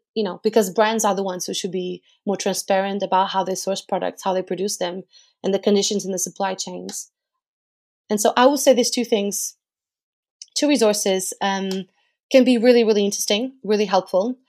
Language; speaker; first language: English; non-native, fluent; Portuguese